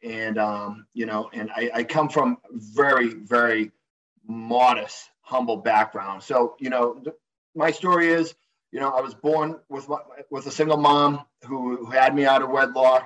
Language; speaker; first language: English; native; English